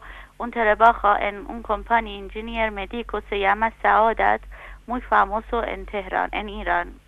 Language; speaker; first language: Spanish; non-native, learner; Persian